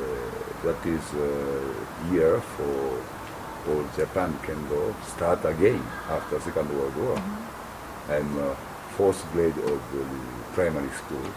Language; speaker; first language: English; non-native, learner; Japanese